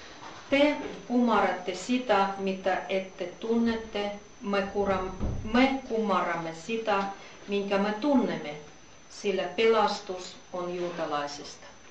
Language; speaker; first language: Finnish; non-native, learner; Russian